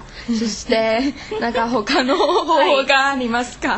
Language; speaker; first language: Japanese; non-native, learner; Chinese